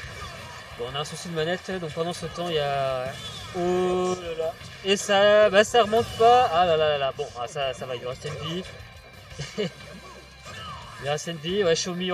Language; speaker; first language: French; native; French